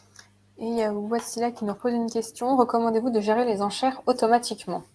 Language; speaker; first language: French; native; French